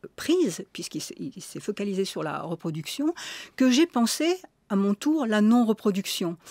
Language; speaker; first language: French; native; French